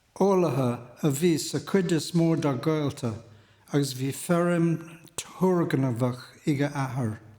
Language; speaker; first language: Irish; native; Irish